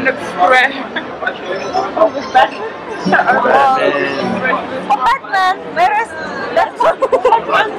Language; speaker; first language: English; non-native, learner; Ukrainian